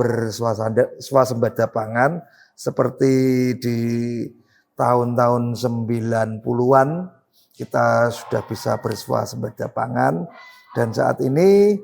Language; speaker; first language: Indonesian; native; Indonesian